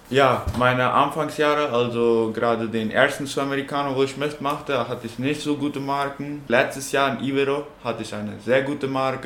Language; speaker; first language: German; non-native, local second language; Plautdietsch